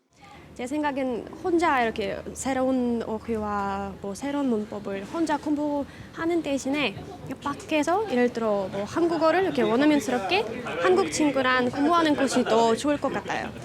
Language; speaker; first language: Korean; non-native, fluent; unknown